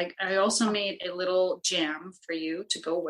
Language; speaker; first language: English; native; English